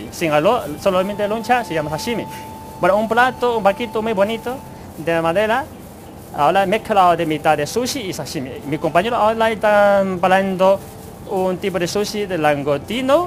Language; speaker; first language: Spanish; non-native, learner; Chinese